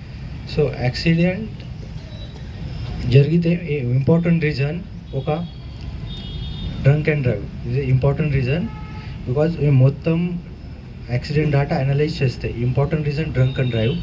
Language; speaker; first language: Telugu; non-native, learner; Hindi